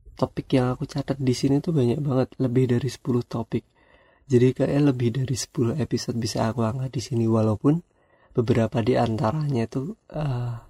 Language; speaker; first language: Indonesian; non-native, local second language; Javanese